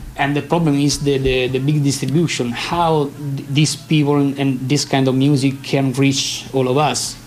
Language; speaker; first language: English; non-native, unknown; Italian